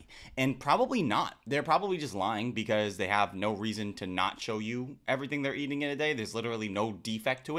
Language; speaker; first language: English; native; English